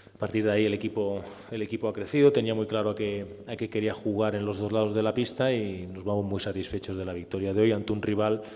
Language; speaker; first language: Spanish; non-native, local second language; Catalan